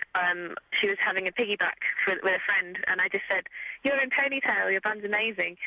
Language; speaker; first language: English; native; English